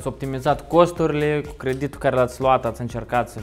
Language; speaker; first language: Romanian; native; Romanian